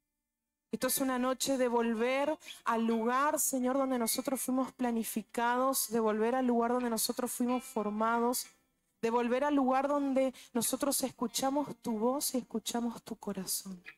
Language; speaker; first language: Spanish; native; Spanish